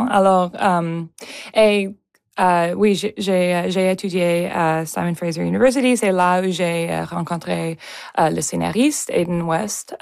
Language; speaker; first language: French; non-native, local second language; English